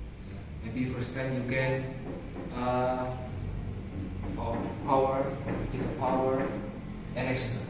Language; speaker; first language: English; non-native, learner; Indonesian